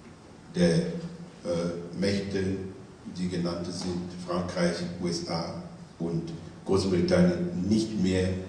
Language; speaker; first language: German; non-native, fluent; French